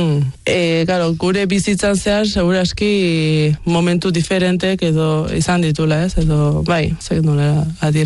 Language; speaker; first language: Basque; early bilingual, other home language; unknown